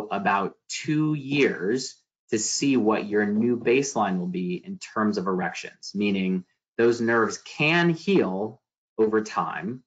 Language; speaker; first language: English; native; English